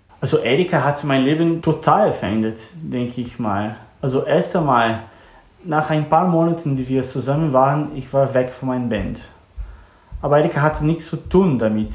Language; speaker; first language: German; non-native, learner; Portuguese